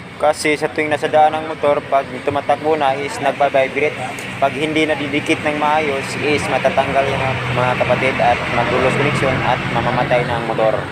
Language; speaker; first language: Filipino; native; Filipino